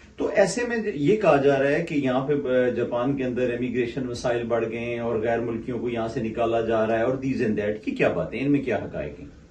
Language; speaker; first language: Hindi; native; Hindi